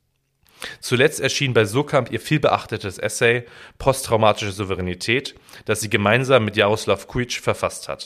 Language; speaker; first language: German; native; German